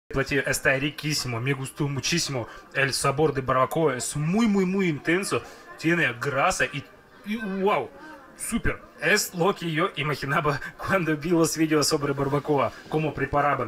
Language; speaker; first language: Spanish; non-native, fluent; Russian